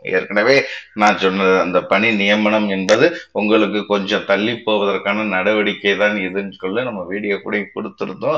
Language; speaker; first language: Tamil; native; Tamil